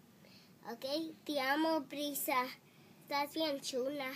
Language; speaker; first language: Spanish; early bilingual, heritage; Spanish